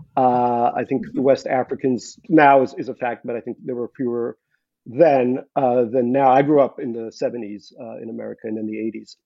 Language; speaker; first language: English; non-native, fluent; Russian